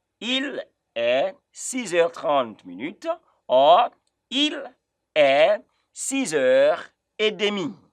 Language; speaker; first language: French; non-native, fluent; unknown